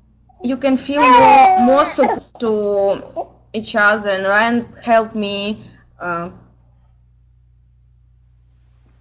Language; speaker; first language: English; non-native, learner; Ukrainian